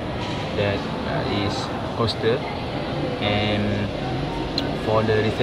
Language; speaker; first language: English; non-native, local second language; Malay